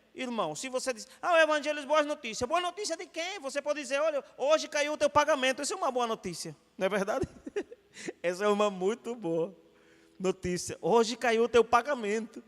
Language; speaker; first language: Portuguese; non-native, fluent; Spanish